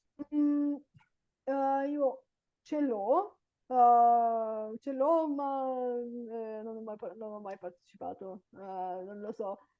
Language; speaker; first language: Italian; non-native, fluent; Bulgarian